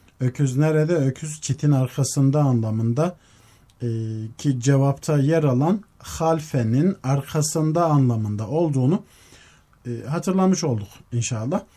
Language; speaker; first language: Turkish; native; Turkish